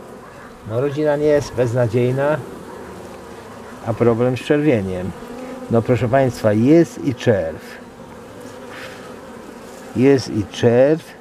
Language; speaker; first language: Polish; native; Polish